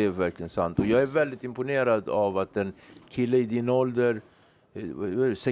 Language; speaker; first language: Swedish; native; Swedish